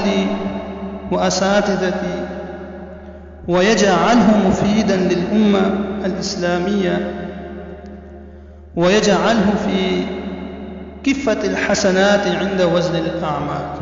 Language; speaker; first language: Arabic; non-native, fluent; Urdu